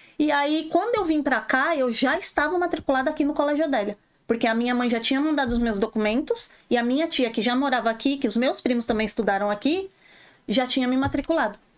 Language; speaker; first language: Portuguese; native; Portuguese